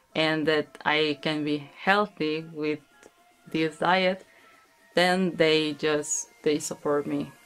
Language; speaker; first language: English; non-native, learner; Spanish